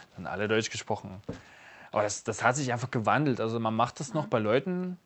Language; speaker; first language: German; non-native, local second language; Upper Sorbian